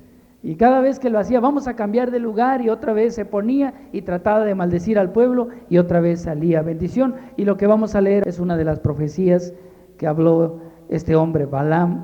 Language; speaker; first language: Spanish; native; Spanish